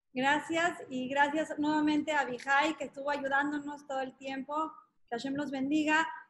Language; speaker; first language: Spanish; native; Spanish